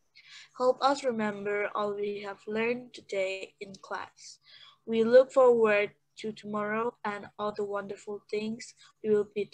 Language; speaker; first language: English; non-native, learner; Indonesian